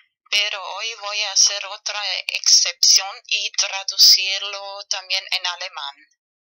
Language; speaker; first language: Spanish; non-native, fluent; German